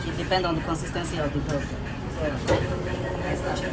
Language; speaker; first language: English; non-native, learner; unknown